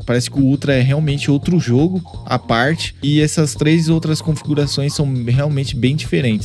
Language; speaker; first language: Portuguese; native; Portuguese